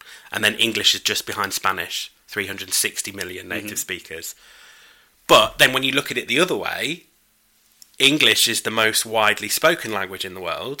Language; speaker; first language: English; native; English